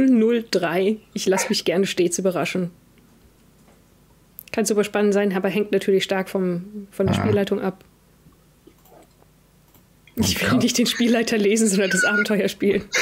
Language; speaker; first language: German; native; German